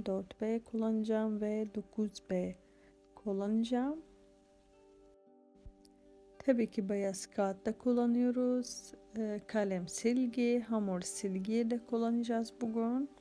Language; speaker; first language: Turkish; non-native, fluent; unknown